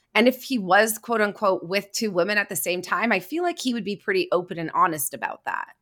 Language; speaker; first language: English; native; English